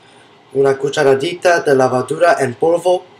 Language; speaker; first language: Spanish; non-native, learner; English